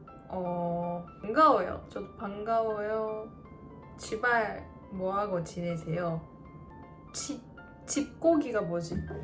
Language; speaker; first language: Korean; non-native, fluent; Japanese